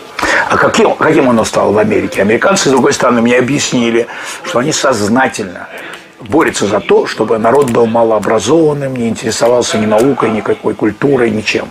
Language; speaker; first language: Russian; native; Russian